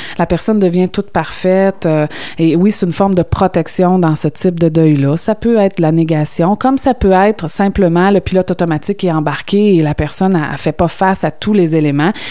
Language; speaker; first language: French; native; French